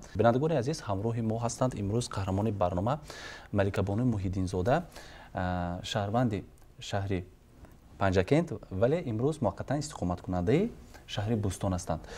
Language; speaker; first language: Tajik; native; Tajik